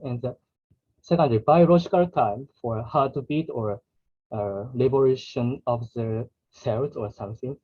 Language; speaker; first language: English; non-native, learner; Japanese